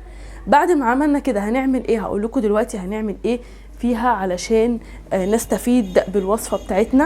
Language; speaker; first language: Arabic; native; Arabic